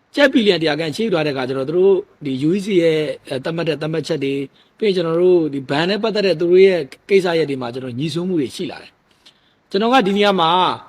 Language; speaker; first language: Burmese; native; Burmese